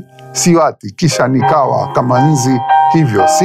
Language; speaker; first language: English; non-native, local second language; Swahili